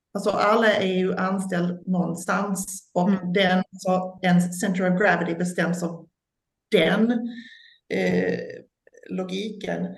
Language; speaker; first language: Swedish; non-native, fluent; English